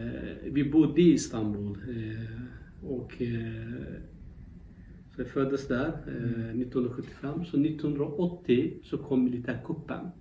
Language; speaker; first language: Swedish; non-native, local second language; Kurdish